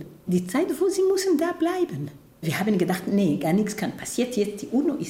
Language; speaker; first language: German; non-native, fluent; Kinyarwanda